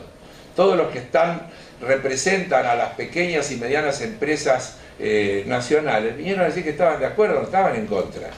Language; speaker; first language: Spanish; native; Spanish